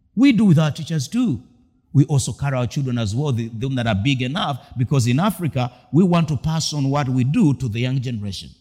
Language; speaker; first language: English; non-native, local second language; Ganda